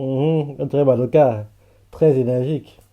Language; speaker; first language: French; native; French